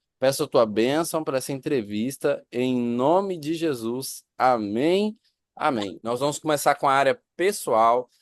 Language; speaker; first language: Portuguese; native; Portuguese